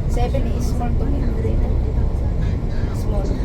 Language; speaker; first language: English; non-native, learner; Filipino